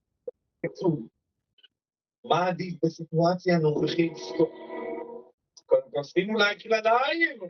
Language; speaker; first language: Hebrew; native; Hebrew